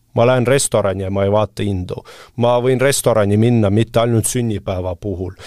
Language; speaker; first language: Estonian; non-native, local second language; Russian